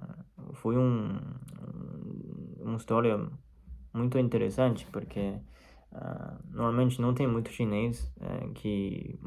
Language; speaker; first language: Portuguese; non-native, fluent; Chinese